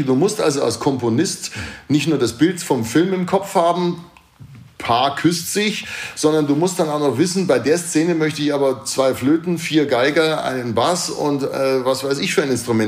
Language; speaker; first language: German; native; German